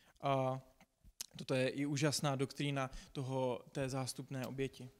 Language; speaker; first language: Czech; non-native, fluent; English